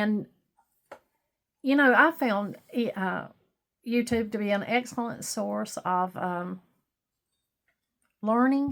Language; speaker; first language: English; native; English